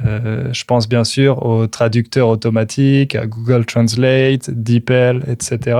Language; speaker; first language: French; native; French